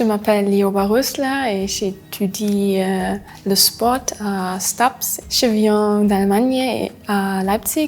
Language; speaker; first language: French; non-native, learner; German